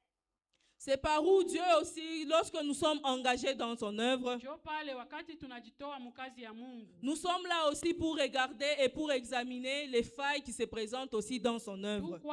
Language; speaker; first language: French; non-native, local second language; Swahili